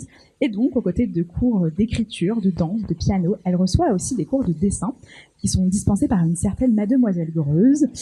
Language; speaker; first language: French; native; French